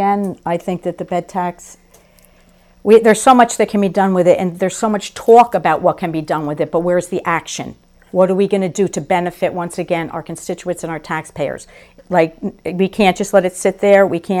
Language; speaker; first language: English; native; English